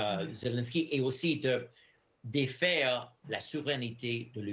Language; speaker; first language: French; non-native, fluent; English